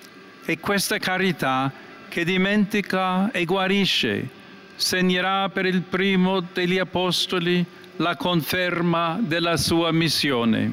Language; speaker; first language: Italian; non-native, fluent; English